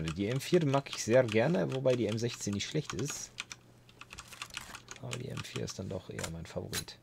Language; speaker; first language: German; native; German